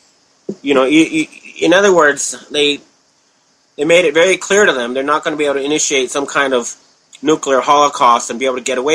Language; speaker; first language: English; native; English